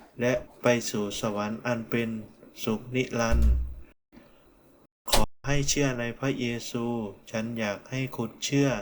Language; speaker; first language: Thai; non-native, fluent; Korean